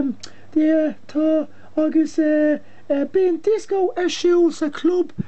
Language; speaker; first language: Irish; non-native, local second language; English